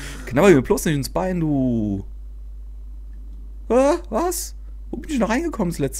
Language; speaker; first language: German; native; German